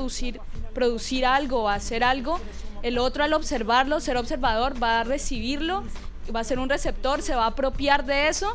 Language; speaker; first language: Spanish; native; Spanish